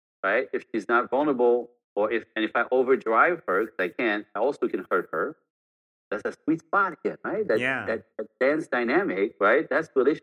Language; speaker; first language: English; non-native, fluent; French